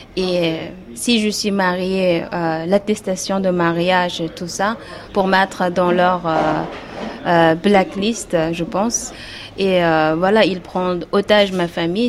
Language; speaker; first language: French; non-native, fluent; Uyghur